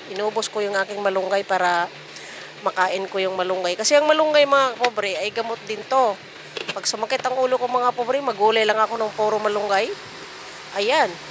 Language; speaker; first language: Filipino; non-native, local second language; Cebuano